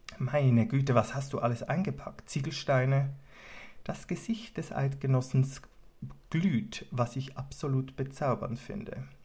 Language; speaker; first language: German; native; German